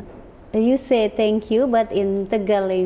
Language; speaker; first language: English; non-native, learner; Indonesian